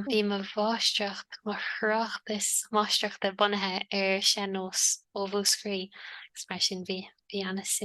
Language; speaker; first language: Irish; native; Irish